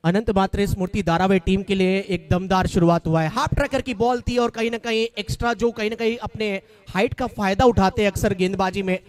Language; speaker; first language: Hindi; non-native, local second language; Marathi